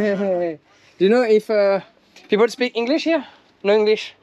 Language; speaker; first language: English; non-native, learner; French